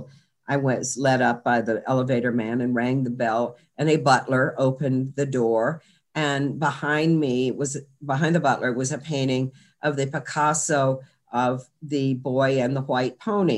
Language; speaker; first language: English; native; English